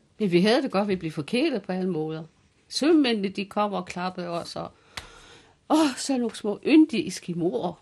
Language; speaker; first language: Danish; early bilingual, other home language; Kalaallisut